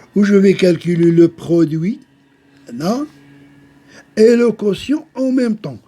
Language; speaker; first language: French; non-native, local second language; Arabic